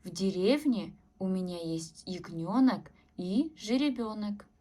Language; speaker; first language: Russian; non-native, local second language; Kazakh